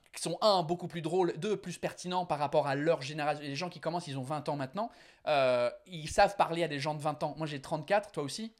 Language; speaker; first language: French; non-native, fluent; English